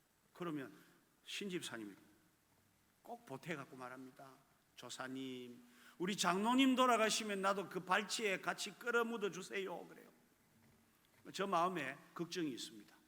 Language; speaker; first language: Korean; native; Korean